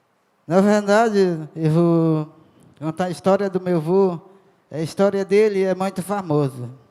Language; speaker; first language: Portuguese; non-native, local second language; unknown